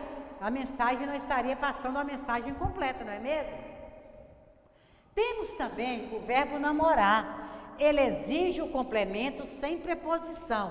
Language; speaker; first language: Portuguese; native; Portuguese